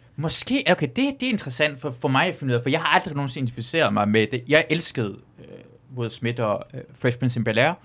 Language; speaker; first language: Danish; early bilingual, other home language; Persian